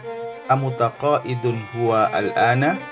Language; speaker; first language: Arabic; non-native, fluent; Indonesian